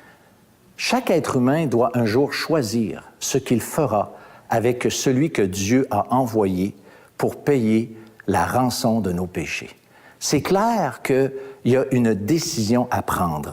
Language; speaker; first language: French; native; French